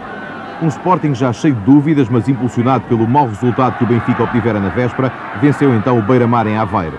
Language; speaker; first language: Portuguese; native; Portuguese